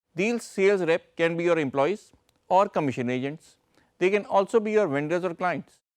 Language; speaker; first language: English; non-native, local second language; Urdu